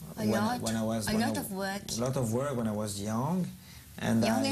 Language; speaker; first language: English; non-native, learner; French